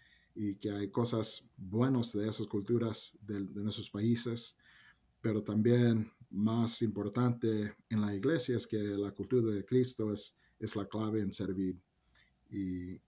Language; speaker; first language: Spanish; early bilingual, heritage; Spanish